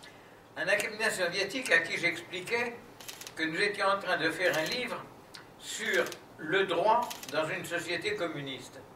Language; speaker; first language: French; native; French